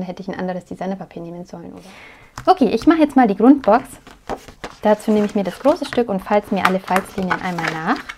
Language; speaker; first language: German; native; German